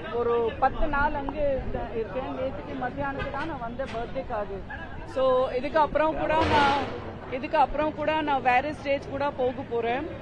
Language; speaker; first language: Tamil; non-native, fluent; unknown